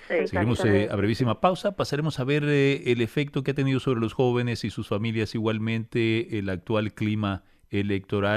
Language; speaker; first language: Spanish; native; Spanish